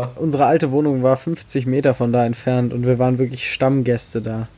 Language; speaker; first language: German; native; German